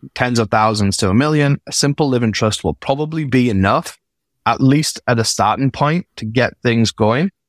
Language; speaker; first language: English; native; English